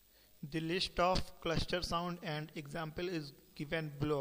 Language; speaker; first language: English; non-native, local second language; Hindi